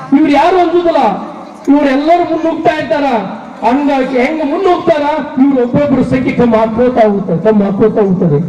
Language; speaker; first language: Kannada; native; Kannada